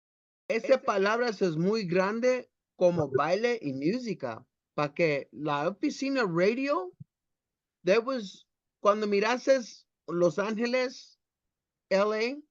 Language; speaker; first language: Spanish; non-native, learner; English